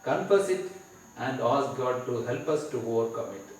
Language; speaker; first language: English; non-native, local second language; Tamil